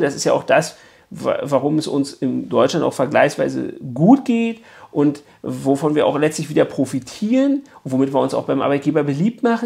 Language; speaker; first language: German; native; German